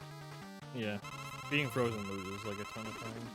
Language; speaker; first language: English; native; English